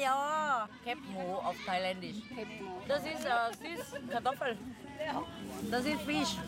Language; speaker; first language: German; non-native, learner; Thai